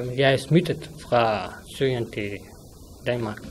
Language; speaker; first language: Danish; non-native, learner; Arabic